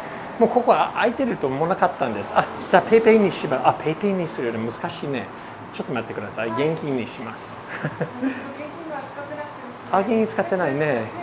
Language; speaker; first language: Japanese; non-native, fluent; English